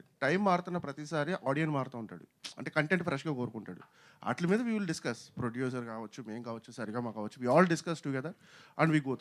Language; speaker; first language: Telugu; native; Telugu